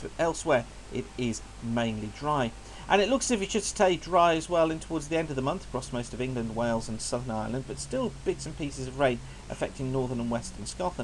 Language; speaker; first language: English; native; English